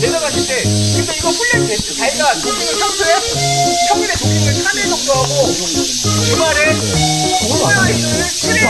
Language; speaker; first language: Korean; native; Korean